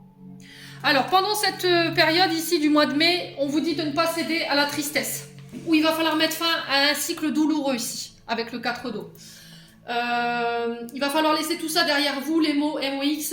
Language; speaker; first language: French; native; French